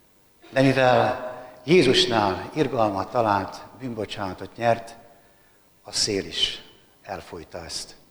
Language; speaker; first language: Hungarian; native; Hungarian